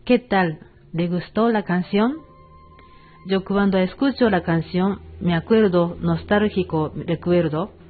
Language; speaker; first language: Spanish; non-native, learner; Japanese